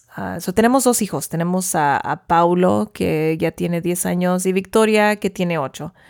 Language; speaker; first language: Spanish; early bilingual, heritage; Spanish